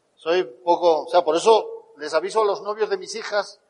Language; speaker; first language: Spanish; native; Spanish